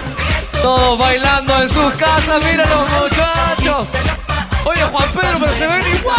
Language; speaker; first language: Spanish; native; Spanish